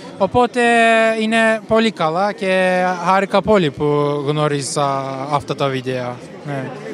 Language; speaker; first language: Greek; non-native, learner; Turkish